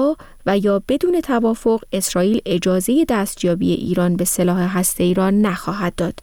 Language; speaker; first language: Persian; native; Persian